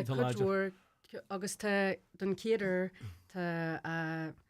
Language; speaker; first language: Irish; non-native, local second language; English